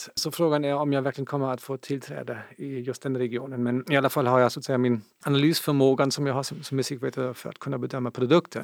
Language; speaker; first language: Swedish; non-native, fluent; German